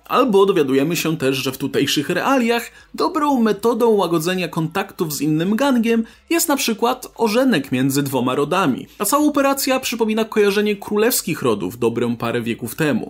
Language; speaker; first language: Polish; native; Polish